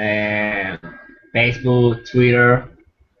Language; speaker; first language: English; non-native, learner; Spanish